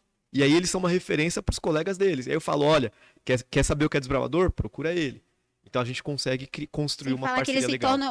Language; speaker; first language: Portuguese; native; Portuguese